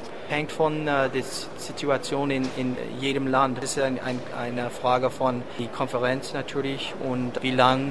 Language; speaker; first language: German; non-native, learner; English